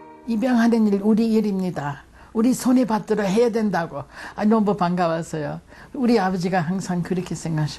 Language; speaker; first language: Korean; non-native, fluent; English